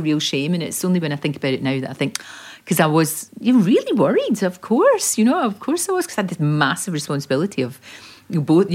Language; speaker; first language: English; native; English